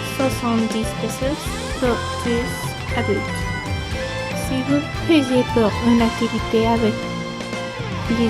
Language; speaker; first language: French; non-native, learner; Spanish